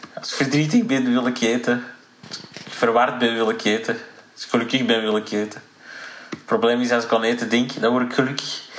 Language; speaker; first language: Dutch; native; Dutch